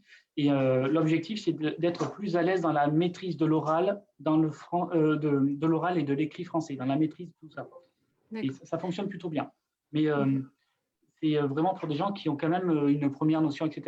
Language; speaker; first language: French; native; French